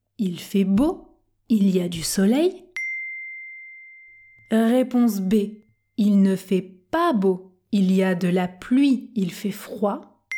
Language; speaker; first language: French; native; French